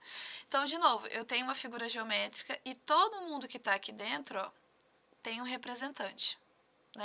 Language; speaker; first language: Portuguese; native; Portuguese